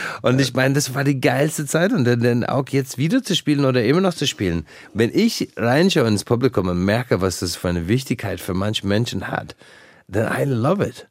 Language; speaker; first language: German; non-native, fluent; English